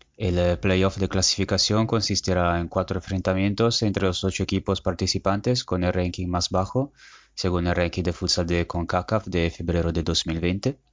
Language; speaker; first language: Spanish; non-native, fluent; Italian